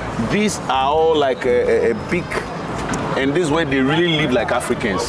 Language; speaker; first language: English; non-native, local second language; Akan